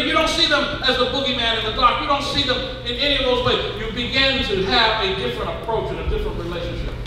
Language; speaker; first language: English; native; English